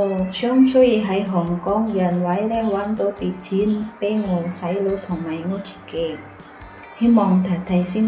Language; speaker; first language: Cantonese; non-native, learner; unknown